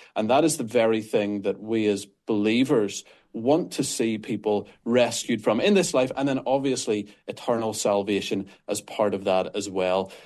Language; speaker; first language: English; native; English